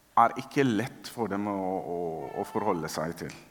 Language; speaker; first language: Norwegian; non-native, fluent; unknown